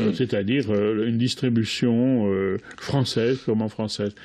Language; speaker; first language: French; native; French